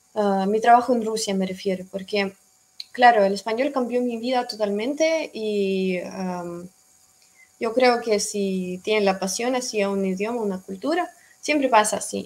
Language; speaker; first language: Spanish; non-native, fluent; Russian